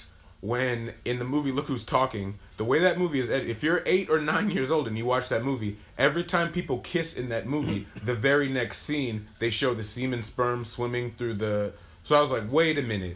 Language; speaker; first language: English; native; English